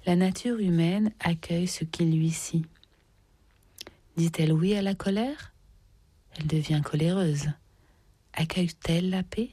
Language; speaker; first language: French; native; French